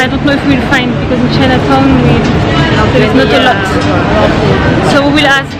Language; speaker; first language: English; non-native, learner; French